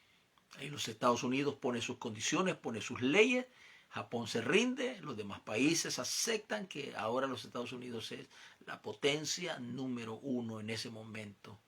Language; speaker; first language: Spanish; native; Spanish